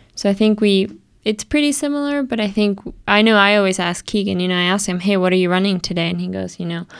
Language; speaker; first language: English; early bilingual, other home language; Spanish